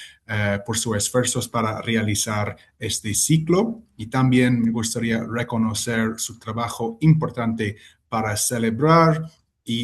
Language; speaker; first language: Spanish; non-native, fluent; English